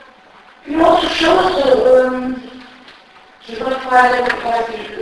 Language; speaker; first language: French; non-native, fluent; Turkish